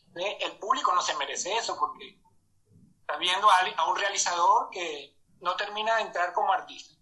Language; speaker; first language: Spanish; native; Spanish